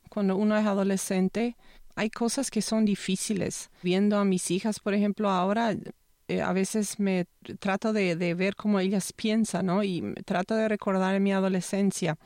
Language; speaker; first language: Spanish; non-native, local second language; Low German